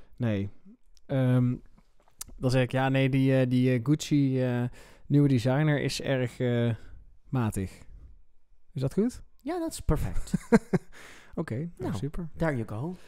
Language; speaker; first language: Dutch; native; Dutch